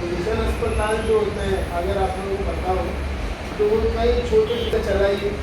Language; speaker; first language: Hindi; native; Hindi